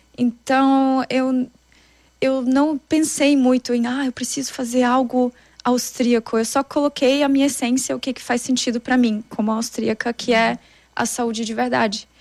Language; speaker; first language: Portuguese; non-native, fluent; German